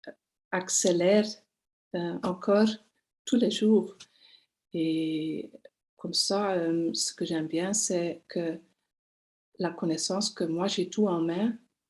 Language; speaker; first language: French; non-native, local second language; Dutch